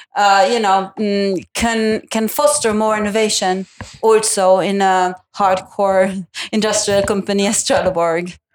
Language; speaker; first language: English; non-native, fluent; Italian